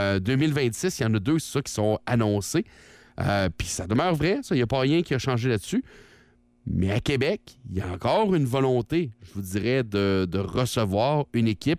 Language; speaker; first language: French; native; French